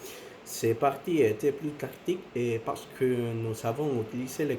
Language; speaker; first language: French; non-native, learner; Spanish